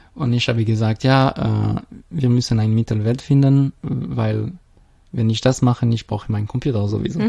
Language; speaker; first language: German; non-native, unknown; French